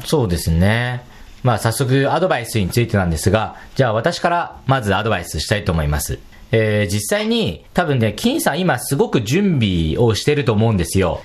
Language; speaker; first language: Japanese; non-native, fluent; Chinese